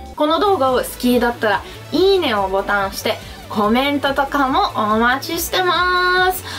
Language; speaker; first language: Japanese; non-native, fluent; Italian